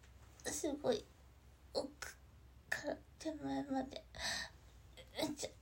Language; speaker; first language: Japanese; native; Japanese